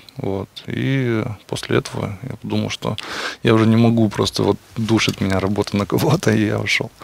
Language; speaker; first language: Russian; native; Russian